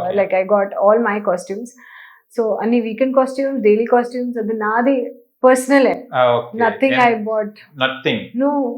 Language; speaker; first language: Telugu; non-native, learner; Hindi